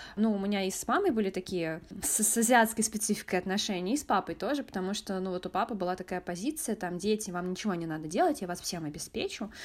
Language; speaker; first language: Russian; native; Russian